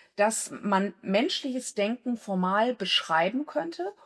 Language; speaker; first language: German; native; German